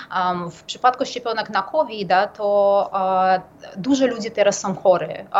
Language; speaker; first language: Polish; non-native, fluent; Ukrainian